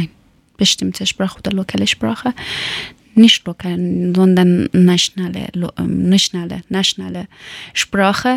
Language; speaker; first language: German; non-native, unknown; Persian